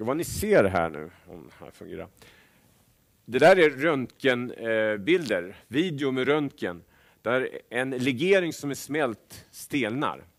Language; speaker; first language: Swedish; native; Swedish